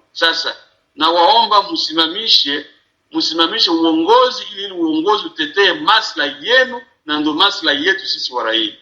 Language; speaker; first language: Swahili; native; Swahili